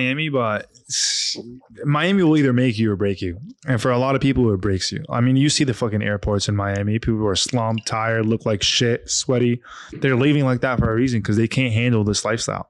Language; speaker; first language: English; non-native, fluent; Arabic